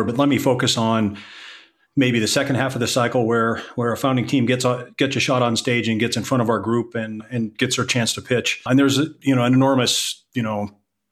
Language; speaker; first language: English; native; English